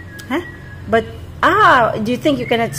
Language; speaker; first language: English; non-native, local second language; Filipino